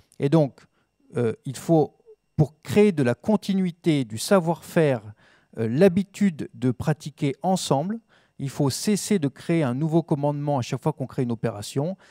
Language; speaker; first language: French; native; French